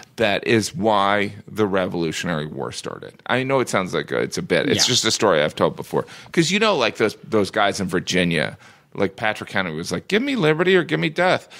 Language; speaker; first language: English; native; English